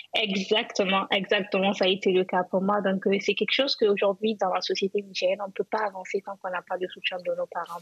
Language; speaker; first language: French; non-native, local second language; Hausa